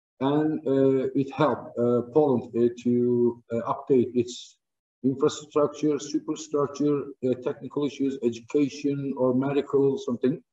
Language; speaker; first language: English; non-native, fluent; Turkish